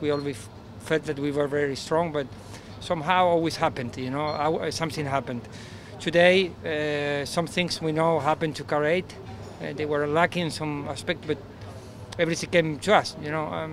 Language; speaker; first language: English; non-native, fluent; Spanish